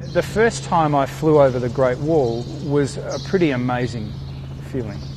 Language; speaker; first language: English; native; English